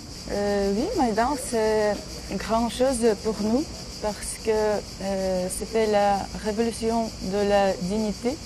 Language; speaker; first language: French; non-native, learner; Ukrainian